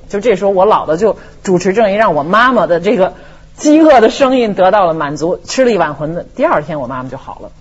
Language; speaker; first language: Chinese; native; Chinese